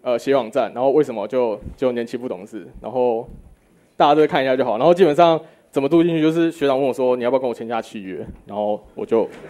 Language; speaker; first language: Chinese; native; Chinese